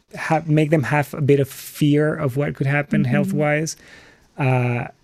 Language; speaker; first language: English; non-native, fluent; Spanish